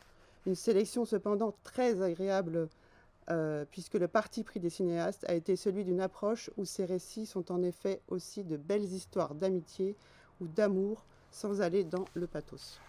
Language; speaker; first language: French; native; French